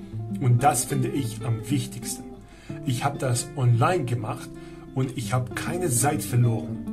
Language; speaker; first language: German; non-native, fluent; Persian